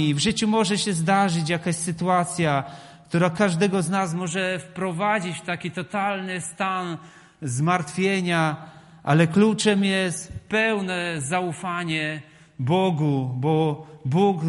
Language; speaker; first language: Polish; native; Polish